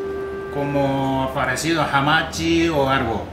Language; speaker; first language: Spanish; non-native, learner; Japanese